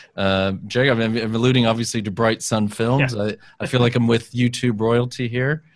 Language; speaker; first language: English; native; English